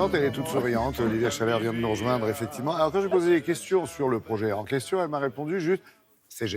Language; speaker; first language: French; native; French